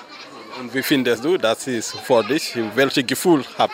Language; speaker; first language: German; non-native, learner; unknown